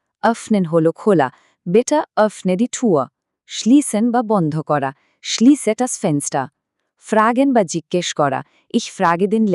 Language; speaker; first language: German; non-native, fluent; Bangla